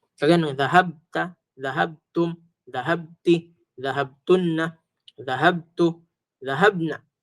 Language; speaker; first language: Filipino; native; Filipino